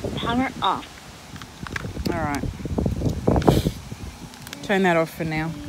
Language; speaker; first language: English; native; English